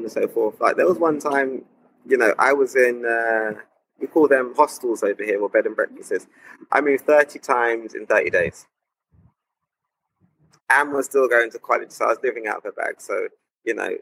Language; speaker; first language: English; native; English